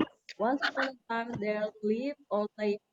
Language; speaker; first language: English; non-native, learner; Indonesian